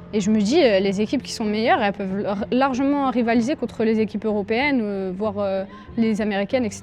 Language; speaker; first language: French; early bilingual, other home language; Arabic